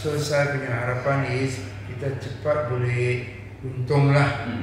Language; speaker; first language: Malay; non-native, local second language; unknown